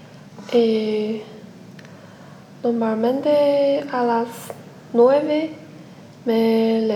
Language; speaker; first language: Spanish; non-native, learner; Chinese